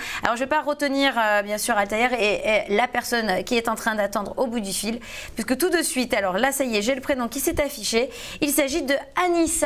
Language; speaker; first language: French; native; French